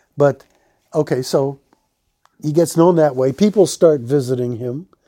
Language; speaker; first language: English; native; English